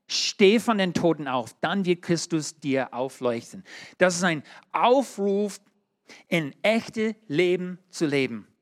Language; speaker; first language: German; non-native, learner; English